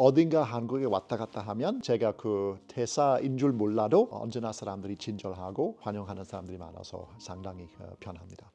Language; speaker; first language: Korean; non-native, fluent; English